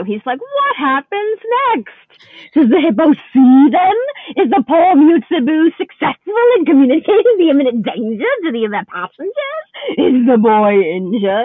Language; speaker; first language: English; native; English